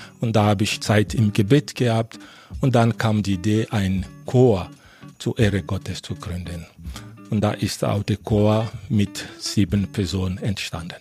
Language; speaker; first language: German; non-native, fluent; Lingala